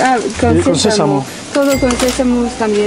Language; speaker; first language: Spanish; non-native, fluent; Turkish